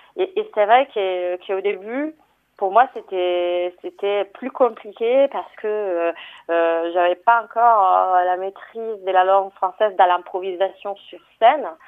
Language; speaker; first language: French; non-native, fluent; Italian